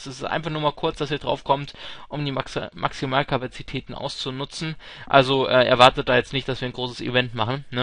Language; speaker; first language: German; native; German